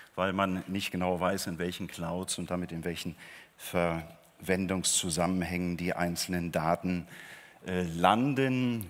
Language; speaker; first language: German; native; German